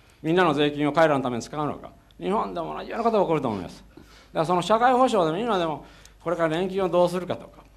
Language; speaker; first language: Japanese; native; Japanese